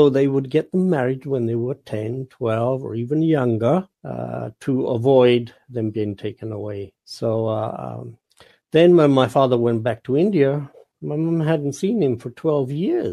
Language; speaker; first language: English; non-native, local second language; Punjabi